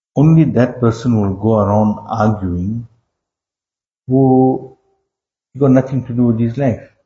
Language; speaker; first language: English; native; English